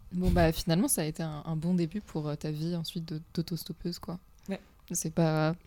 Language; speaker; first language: French; native; French